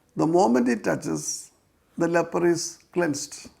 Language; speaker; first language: English; non-native, local second language; Malayalam